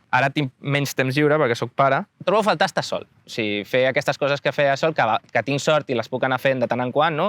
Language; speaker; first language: Catalan; native; Catalan